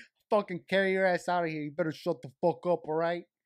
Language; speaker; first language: English; early bilingual, other home language; Spanish